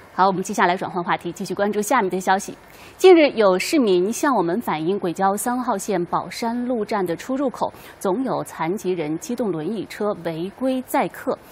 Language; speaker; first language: Chinese; native; Chinese